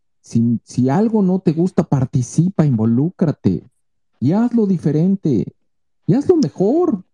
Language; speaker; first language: Spanish; native; Spanish